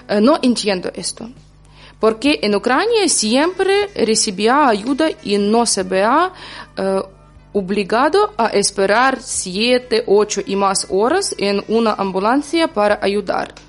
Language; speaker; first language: Spanish; non-native, learner; Ukrainian